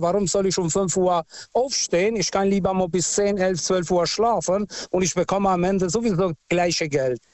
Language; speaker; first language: German; non-native, local second language; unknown